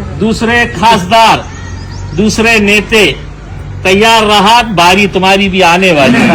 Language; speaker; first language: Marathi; non-native, local second language; Urdu